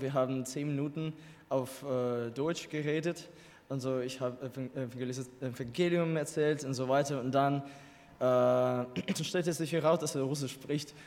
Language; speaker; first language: German; non-native, fluent; Russian